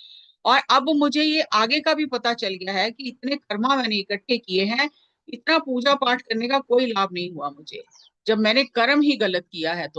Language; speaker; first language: Hindi; native; Hindi